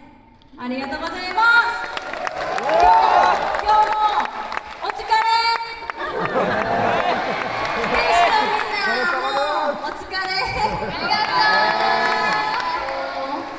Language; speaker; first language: Japanese; non-native, learner; Korean